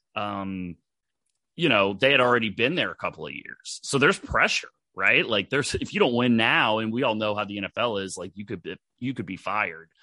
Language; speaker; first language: English; native; English